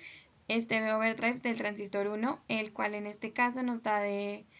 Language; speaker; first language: Spanish; native; Spanish